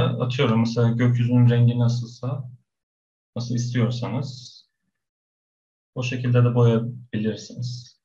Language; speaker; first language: Turkish; non-native, fluent; Persian